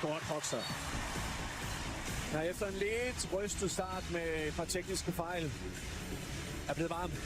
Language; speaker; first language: Danish; native; Danish